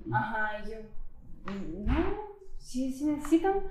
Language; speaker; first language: Spanish; non-native, fluent; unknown